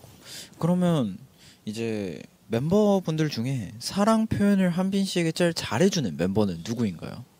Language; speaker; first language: Korean; native; Korean